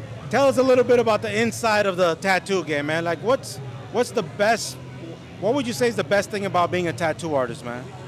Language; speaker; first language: English; early bilingual, other home language; Spanish